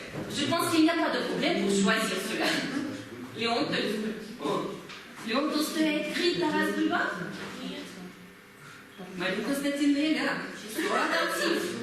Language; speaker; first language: French; non-native, fluent; Russian